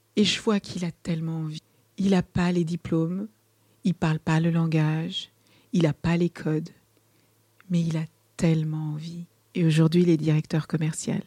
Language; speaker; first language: French; early bilingual, other home language; Kabuverdianu